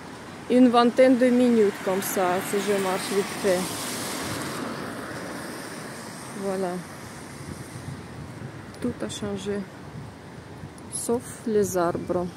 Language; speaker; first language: French; non-native, fluent; Russian